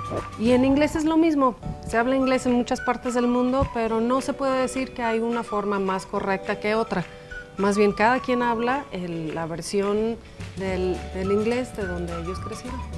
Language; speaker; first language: Spanish; non-native, fluent; English